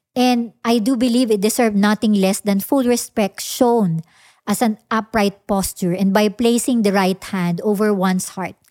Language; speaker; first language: English; non-native, local second language; Filipino